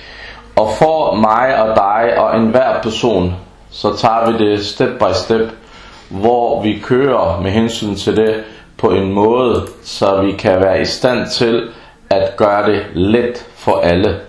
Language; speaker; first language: Danish; early bilingual, other home language; Arabic